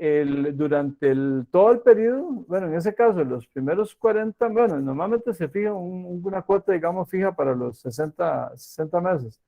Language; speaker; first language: Spanish; native; Spanish